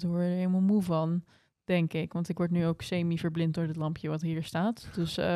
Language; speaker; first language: Dutch; native; Dutch